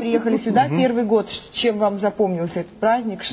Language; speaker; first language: Russian; native; Russian